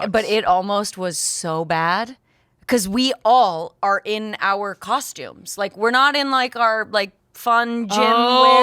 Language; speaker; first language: English; native; English